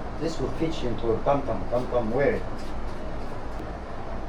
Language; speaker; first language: English; non-native, learner; Arabic